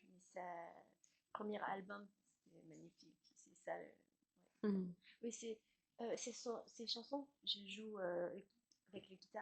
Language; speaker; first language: French; non-native, learner; Chinese